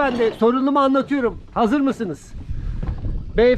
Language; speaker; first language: Turkish; native; Turkish